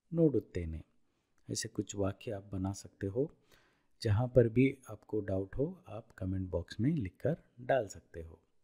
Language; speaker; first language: Hindi; non-native, local second language; Kannada